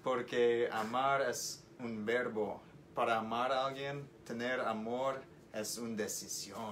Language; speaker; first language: Spanish; non-native, learner; English